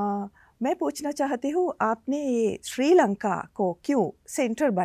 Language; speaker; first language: Hindi; non-native, learner; Sinhala